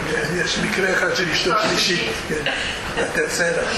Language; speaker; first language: Hebrew; non-native, fluent; Spanish